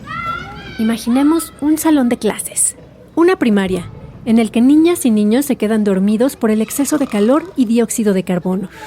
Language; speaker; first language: Spanish; native; Spanish